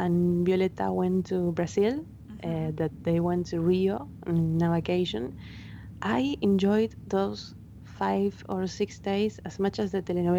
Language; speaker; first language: English; non-native, fluent; Spanish